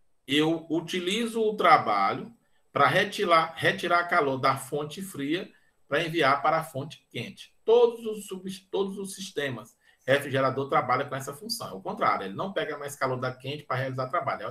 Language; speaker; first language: Portuguese; native; Portuguese